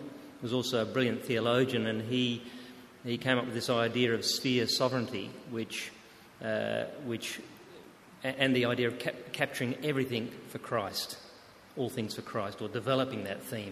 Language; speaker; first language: English; native; English